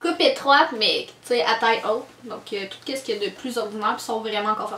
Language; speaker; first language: French; native; French